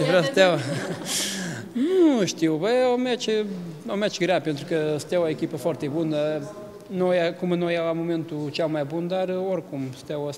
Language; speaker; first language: Romanian; non-native, learner; Portuguese